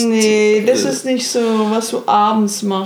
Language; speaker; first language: German; non-native, fluent; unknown